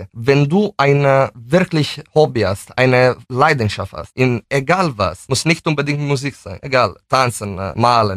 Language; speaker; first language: German; non-native, fluent; Italian